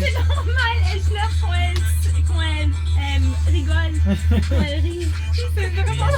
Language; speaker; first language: French; non-native, fluent; German